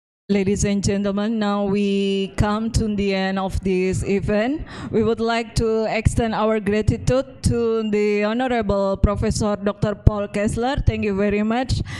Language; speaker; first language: English; non-native, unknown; Indonesian